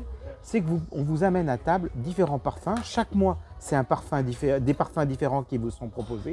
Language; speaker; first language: French; native; French